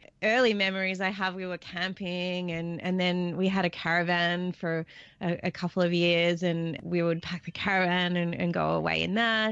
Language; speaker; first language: English; native; English